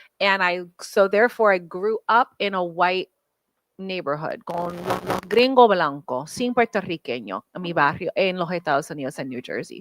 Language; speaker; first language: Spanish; early bilingual, heritage; English